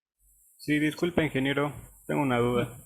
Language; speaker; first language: Spanish; native; Spanish